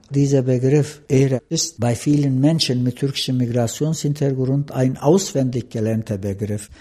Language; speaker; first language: German; non-native, fluent; Turkish